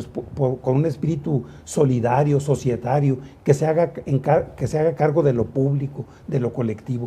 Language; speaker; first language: Spanish; native; Spanish